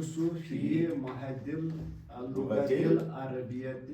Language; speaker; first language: Arabic; non-native, learner; Kashmiri